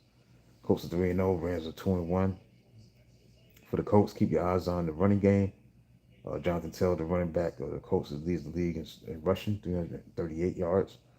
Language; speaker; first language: English; native; English